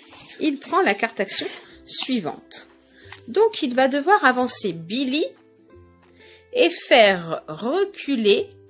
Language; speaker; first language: French; native; French